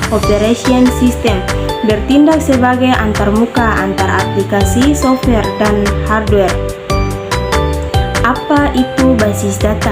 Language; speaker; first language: Indonesian; native; Indonesian